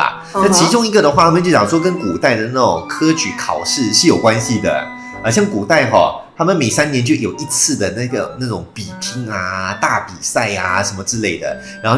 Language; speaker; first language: Chinese; native; Chinese